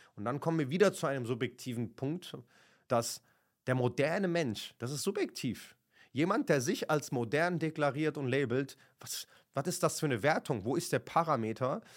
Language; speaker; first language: German; early bilingual, other home language; Kurdish